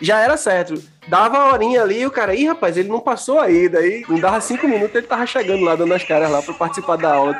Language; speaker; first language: Portuguese; native; Portuguese